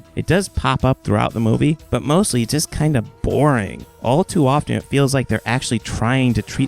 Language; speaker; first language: English; native; English